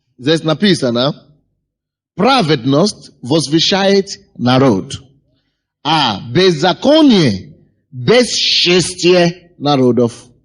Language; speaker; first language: Russian; non-native, fluent; Yoruba